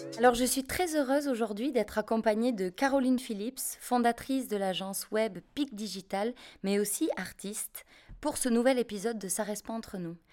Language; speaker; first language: French; native; French